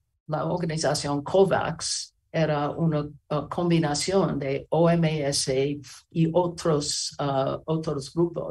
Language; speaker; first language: Spanish; non-native, learner; English